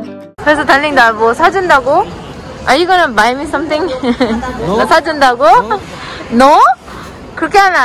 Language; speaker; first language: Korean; non-native, learner; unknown